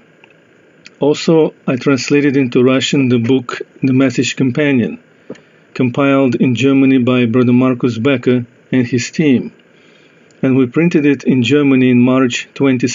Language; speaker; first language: English; non-native, fluent; Russian